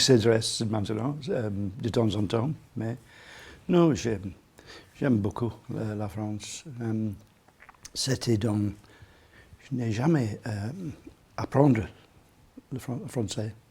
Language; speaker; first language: French; non-native, learner; English